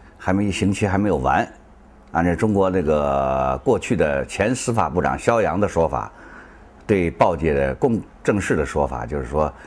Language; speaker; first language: Chinese; native; Chinese